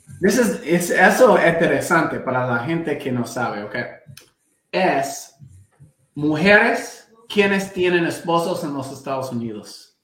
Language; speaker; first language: Spanish; non-native, fluent; English